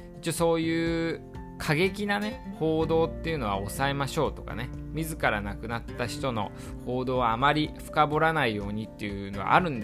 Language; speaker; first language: Japanese; native; Japanese